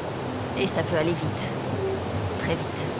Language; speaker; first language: French; native; French